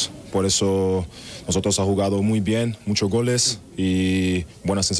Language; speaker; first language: Spanish; non-native, learner; German